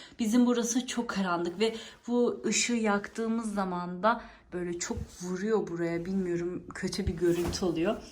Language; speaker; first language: Turkish; early bilingual, heritage; Turkish